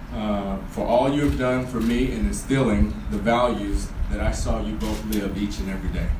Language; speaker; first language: English; native; English